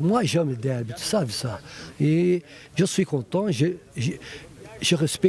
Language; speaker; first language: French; non-native, fluent; Portuguese